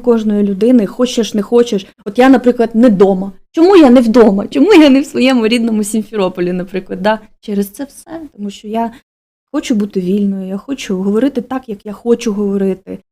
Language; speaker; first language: Ukrainian; native; Ukrainian